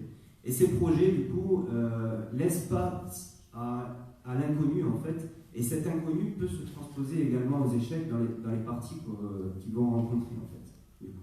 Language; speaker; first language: French; native; French